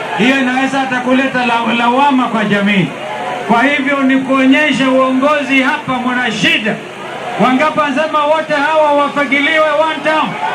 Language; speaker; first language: Swahili; non-native, local second language; Kamba